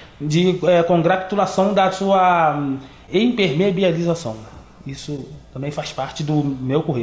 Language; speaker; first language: Portuguese; native; Portuguese